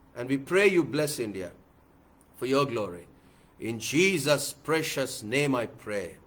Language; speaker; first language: English; non-native, local second language; Telugu